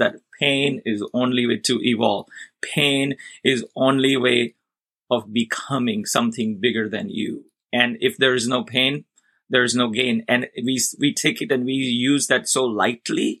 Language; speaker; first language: English; non-native, local second language; Gujarati